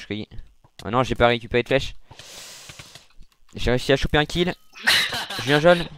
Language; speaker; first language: French; native; French